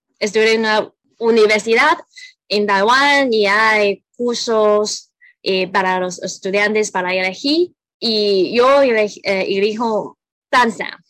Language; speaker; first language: Spanish; non-native, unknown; Cantonese